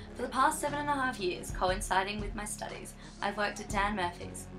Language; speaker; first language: English; native; English